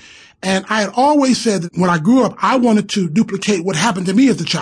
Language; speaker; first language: English; native; English